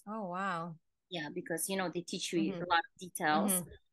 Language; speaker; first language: English; non-native, fluent; Kazakh